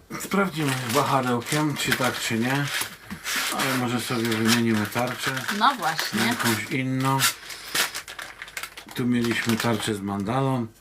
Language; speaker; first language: Polish; native; Polish